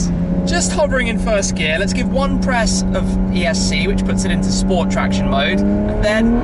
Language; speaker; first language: English; native; English